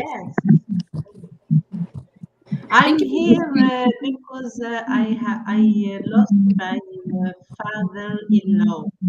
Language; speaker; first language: English; non-native, learner; Arabic